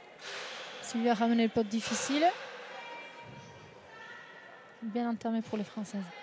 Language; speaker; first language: French; native; French